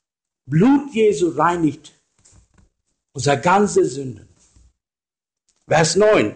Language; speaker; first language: German; non-native, fluent; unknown